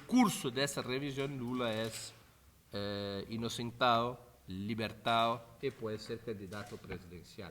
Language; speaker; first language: Spanish; non-native, fluent; Portuguese